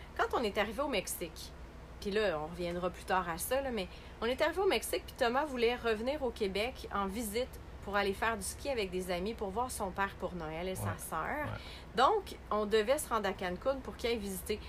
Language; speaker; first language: French; native; French